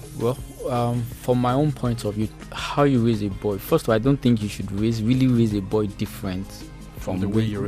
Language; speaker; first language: English; non-native, local second language; Yoruba